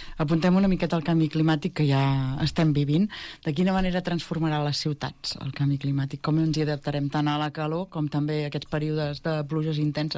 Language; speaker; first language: Catalan; native; Catalan